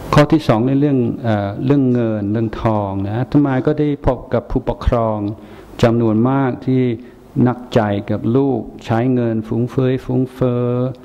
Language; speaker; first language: Thai; non-native, fluent; English